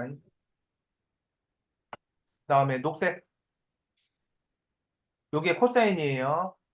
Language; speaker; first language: Korean; native; Korean